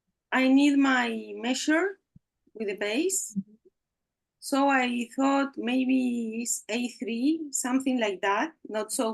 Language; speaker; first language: English; non-native, learner; Spanish